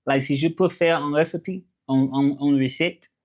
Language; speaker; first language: French; non-native, learner; English